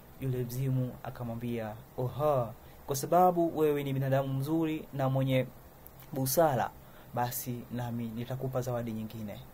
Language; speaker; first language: Swahili; native; Swahili